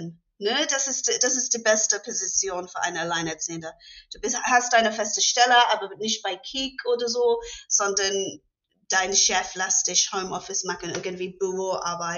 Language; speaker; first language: German; non-native, fluent; English